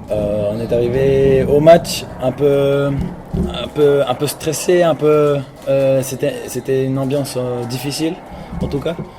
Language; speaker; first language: French; non-native, local second language; Spanish